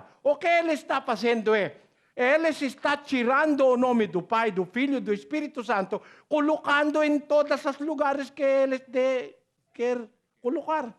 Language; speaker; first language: Portuguese; non-native, learner; Filipino